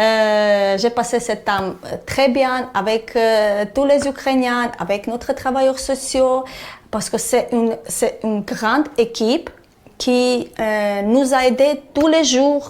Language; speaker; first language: French; non-native, learner; Armenian